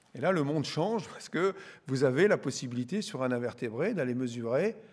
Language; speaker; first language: French; native; French